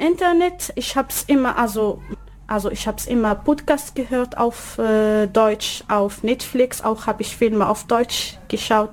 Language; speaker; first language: German; non-native, learner; Arabic